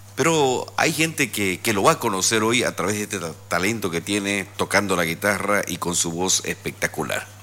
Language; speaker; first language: Spanish; native; Spanish